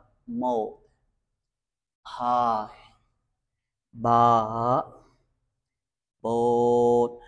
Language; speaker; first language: Vietnamese; non-native, learner; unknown